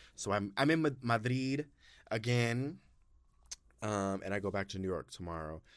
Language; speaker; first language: English; native; English